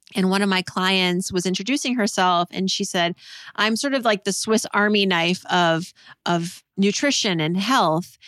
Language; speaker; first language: English; native; English